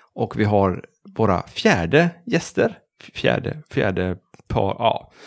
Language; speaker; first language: Swedish; native; Swedish